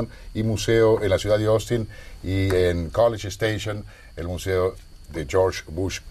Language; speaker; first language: Spanish; native; Spanish